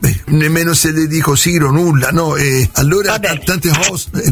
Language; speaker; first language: Italian; native; Italian